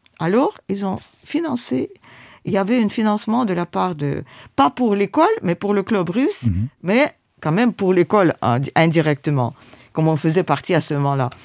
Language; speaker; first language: French; non-native, fluent; Russian